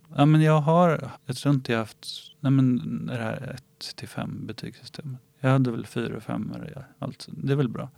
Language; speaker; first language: Swedish; native; Swedish